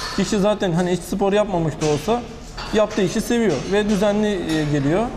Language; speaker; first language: Turkish; native; Turkish